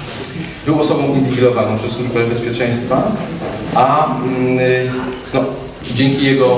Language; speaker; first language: Polish; native; Polish